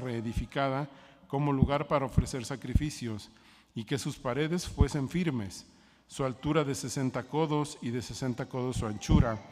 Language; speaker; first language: Spanish; native; Spanish